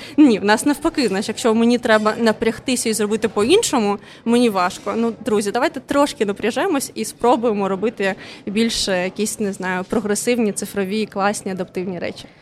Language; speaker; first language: Ukrainian; non-native, local second language; Russian